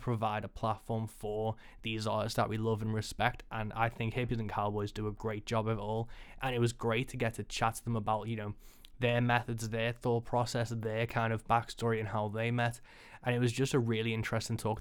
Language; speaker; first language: English; native; English